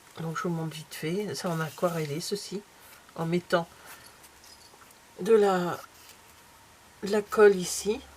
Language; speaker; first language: French; native; French